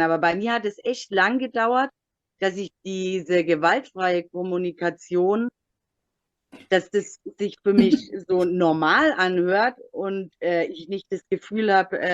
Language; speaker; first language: German; native; German